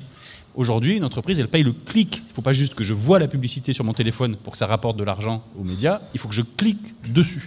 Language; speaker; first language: French; native; French